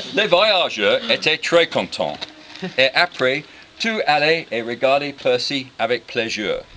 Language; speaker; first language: French; non-native, learner; English